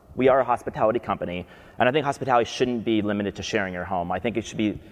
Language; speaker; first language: English; native; English